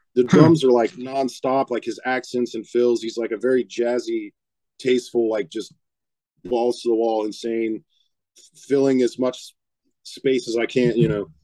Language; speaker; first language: English; native; English